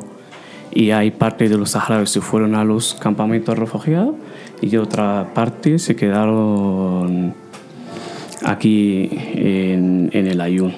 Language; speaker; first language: Spanish; non-native, fluent; Arabic